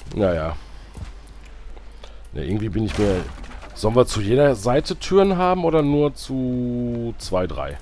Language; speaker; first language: German; native; German